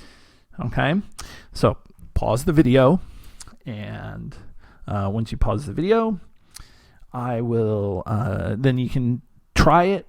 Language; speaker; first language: English; native; English